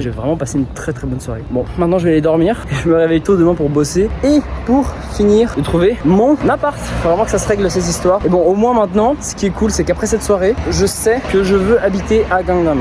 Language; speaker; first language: French; native; French